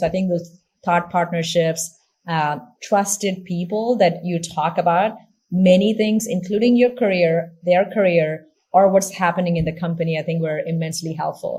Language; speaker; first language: English; non-native, local second language; Tamil